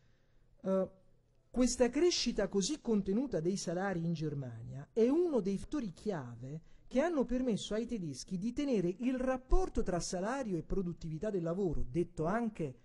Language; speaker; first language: Italian; native; Italian